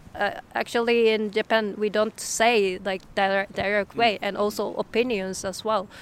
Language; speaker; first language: English; non-native, learner; Japanese